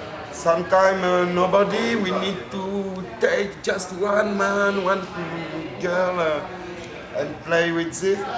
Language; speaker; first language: English; non-native, learner; French